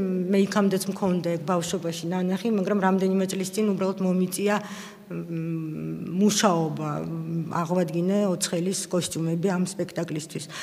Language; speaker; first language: Georgian; early bilingual, other home language; Russian